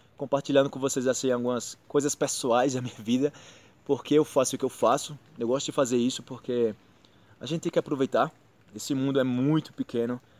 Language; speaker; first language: Portuguese; native; Portuguese